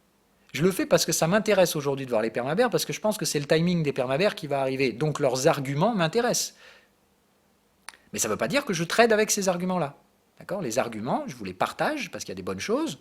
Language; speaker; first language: French; native; French